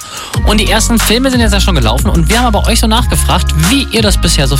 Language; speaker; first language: German; native; German